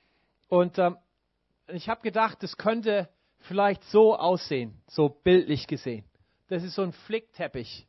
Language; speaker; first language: German; non-native, fluent; English